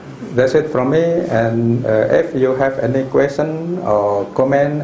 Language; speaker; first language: English; non-native, fluent; Indonesian